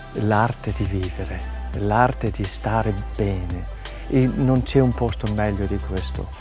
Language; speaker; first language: Italian; non-native, fluent; Danish